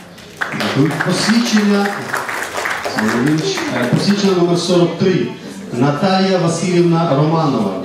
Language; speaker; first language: Ukrainian; native; Ukrainian